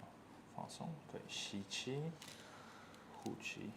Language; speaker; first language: Chinese; non-native, fluent; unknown